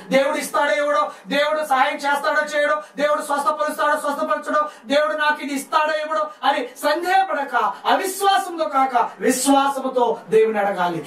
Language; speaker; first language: Telugu; non-native, local second language; Lambadi